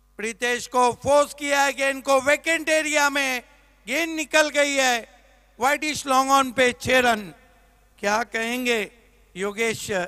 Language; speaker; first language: Hindi; non-native, local second language; Marathi